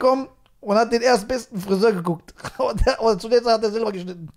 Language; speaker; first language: German; native; German